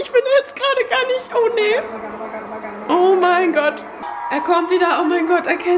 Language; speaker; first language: German; early bilingual, heritage; German